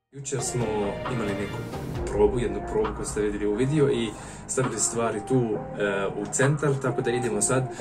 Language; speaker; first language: Serbian; non-native, fluent; Arabic